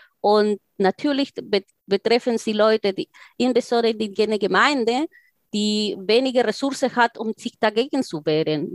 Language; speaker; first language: German; non-native, fluent; Spanish